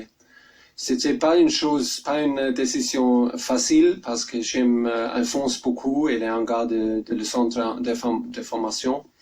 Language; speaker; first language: French; non-native, learner; German